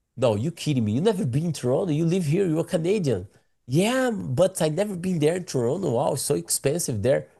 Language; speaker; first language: English; non-native, learner; Portuguese